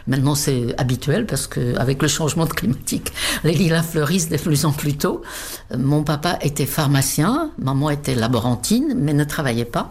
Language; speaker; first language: French; non-native, fluent; Czech